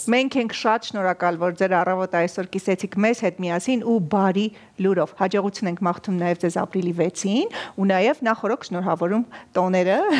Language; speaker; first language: Armenian; native; Armenian